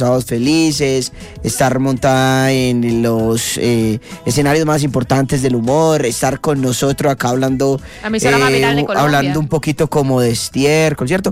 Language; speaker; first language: Spanish; native; Spanish